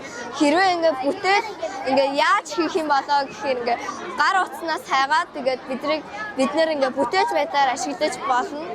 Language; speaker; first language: Mongolian; native; Mongolian